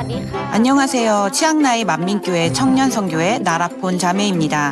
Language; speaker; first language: Korean; non-native, fluent; Thai